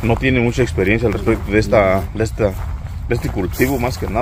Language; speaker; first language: Spanish; native; Spanish